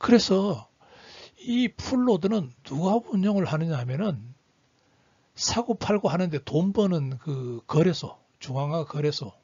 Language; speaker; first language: Korean; native; Korean